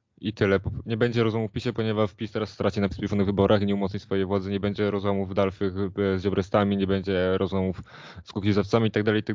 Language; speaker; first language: Polish; native; Polish